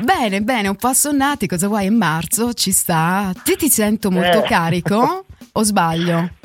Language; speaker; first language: Italian; native; Italian